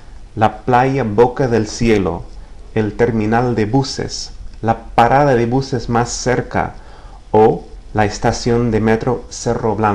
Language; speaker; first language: Spanish; non-native, fluent; English